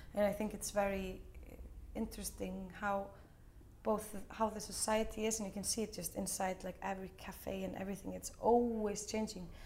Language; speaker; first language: English; non-native, fluent; Icelandic